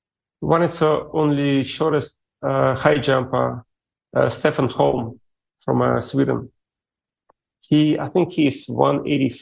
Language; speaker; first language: English; non-native, fluent; Russian